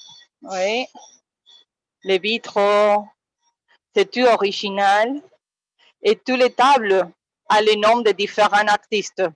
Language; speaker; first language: French; non-native, fluent; Spanish